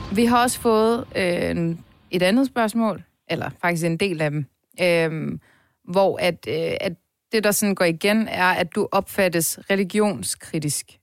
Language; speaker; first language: Danish; early bilingual, other home language; Turkish